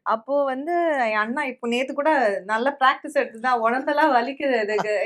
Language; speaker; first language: Tamil; non-native, local second language; Kannada